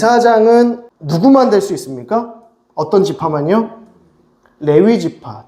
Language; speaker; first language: Korean; native; Korean